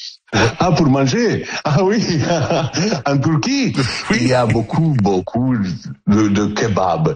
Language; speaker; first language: French; non-native, learner; Italian